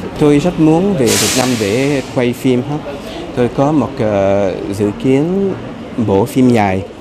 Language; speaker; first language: Vietnamese; early bilingual, heritage; Vietnamese